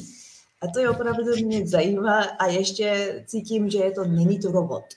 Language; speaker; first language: Czech; non-native, learner; Japanese